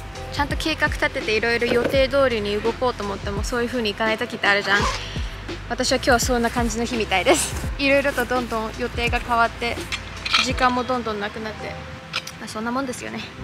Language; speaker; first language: Japanese; early bilingual, heritage; Japanese